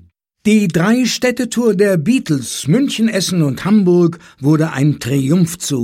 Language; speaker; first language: German; native; German